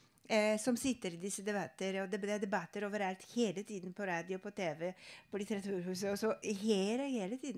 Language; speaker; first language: Norwegian; non-native, fluent; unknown